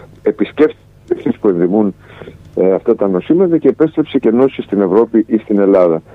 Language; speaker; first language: Greek; native; Greek